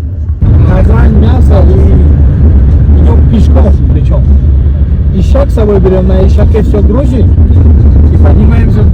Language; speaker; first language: Russian; non-native, local second language; Tajik